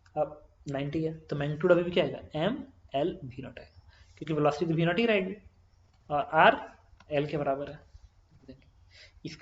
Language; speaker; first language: Hindi; native; Hindi